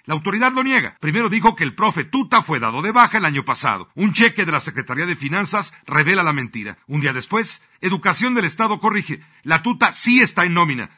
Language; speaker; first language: Spanish; native; Spanish